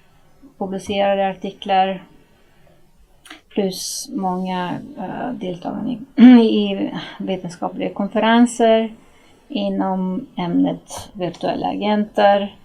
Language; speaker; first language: Swedish; non-native, fluent; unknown